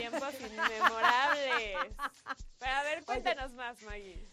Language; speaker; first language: Spanish; native; Spanish